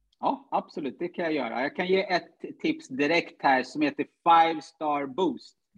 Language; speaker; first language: Swedish; early bilingual, other home language; Ganda